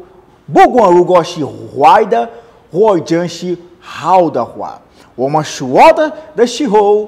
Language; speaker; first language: Chinese; non-native, learner; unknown